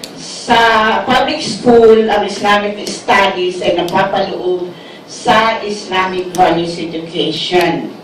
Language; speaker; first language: Filipino; non-native, local second language; Waray